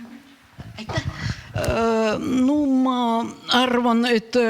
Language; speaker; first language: Estonian; non-native, learner; Russian